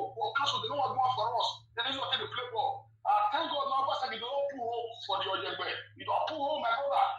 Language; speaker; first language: Nigerian Pidgin; non-native, local second language; Bini